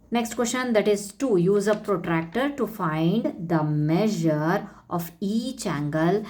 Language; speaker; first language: English; non-native, local second language; Kannada